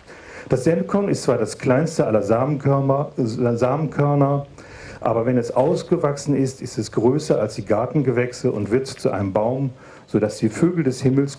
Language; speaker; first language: German; native; German